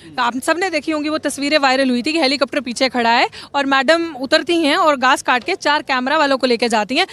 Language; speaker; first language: Hindi; native; Hindi